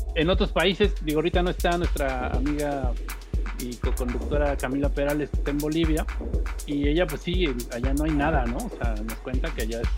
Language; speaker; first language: Spanish; native; Spanish